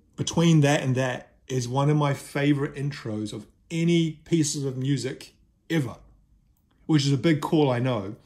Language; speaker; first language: English; native; English